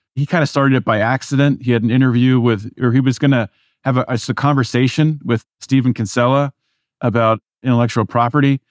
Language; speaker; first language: English; native; English